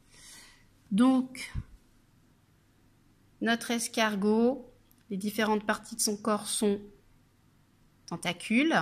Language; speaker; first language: French; native; French